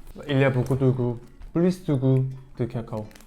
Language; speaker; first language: French; non-native, learner; Korean